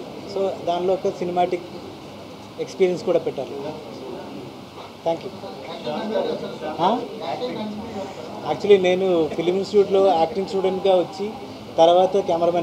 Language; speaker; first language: Telugu; non-native, fluent; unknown